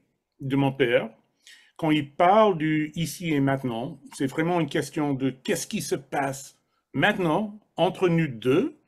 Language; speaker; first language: French; non-native, fluent; English